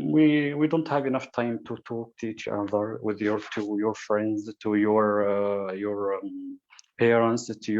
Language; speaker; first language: English; non-native, fluent; Arabic